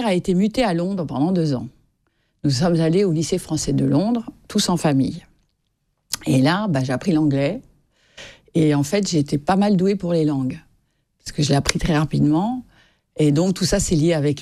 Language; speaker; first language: French; native; French